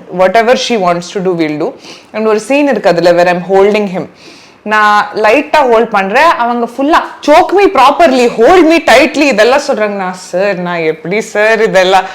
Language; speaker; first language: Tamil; non-native, learner; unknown